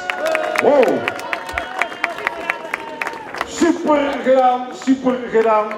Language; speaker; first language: Dutch; native; Dutch